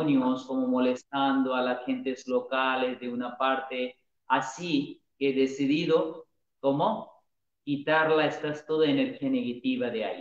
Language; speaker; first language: Spanish; non-native, learner; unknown